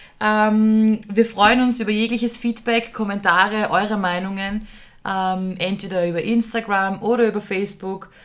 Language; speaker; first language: German; early bilingual, other home language; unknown